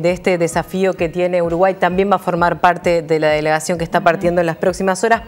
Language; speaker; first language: Spanish; native; Spanish